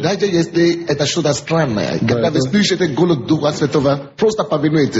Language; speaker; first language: Russian; non-native, fluent; Yoruba